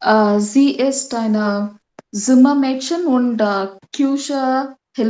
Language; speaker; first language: German; non-native, learner; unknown